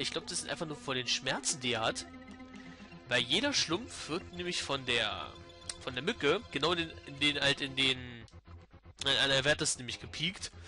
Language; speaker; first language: German; native; German